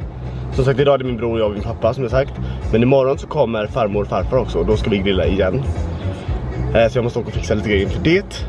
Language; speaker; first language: Swedish; native; Swedish